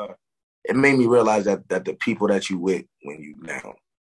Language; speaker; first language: English; native; English